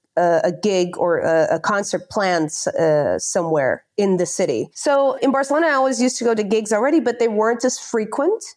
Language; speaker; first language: English; non-native, fluent; Dutch